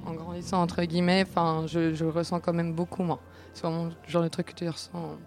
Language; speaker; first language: French; native; French